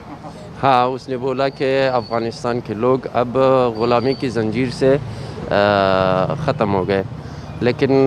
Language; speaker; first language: Hindi; non-native, fluent; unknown